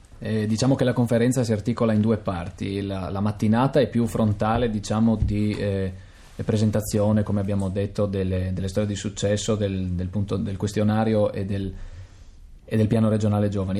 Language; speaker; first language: Italian; native; Italian